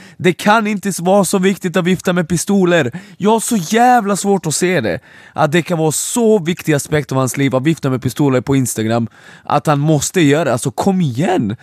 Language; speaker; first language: Swedish; non-native, fluent; Serbian